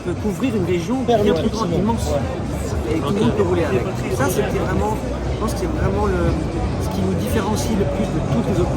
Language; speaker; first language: French; native; French